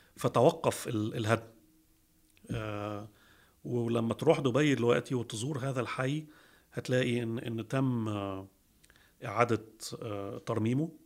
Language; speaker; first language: Arabic; early bilingual, heritage; Arabic